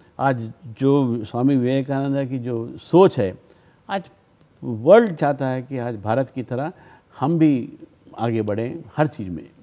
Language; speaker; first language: Hindi; non-native, local second language; Telugu